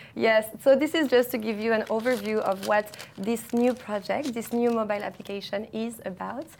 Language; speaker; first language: English; non-native, fluent; French